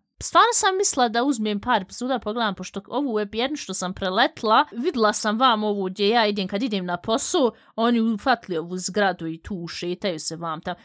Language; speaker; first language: Bosnian; early bilingual, heritage; Bosnian